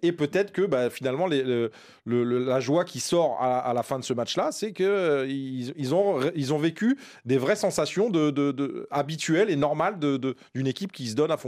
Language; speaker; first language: French; native; French